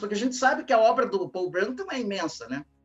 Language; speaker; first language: Portuguese; native; Portuguese